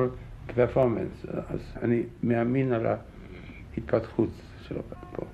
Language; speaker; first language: Hebrew; non-native, fluent; German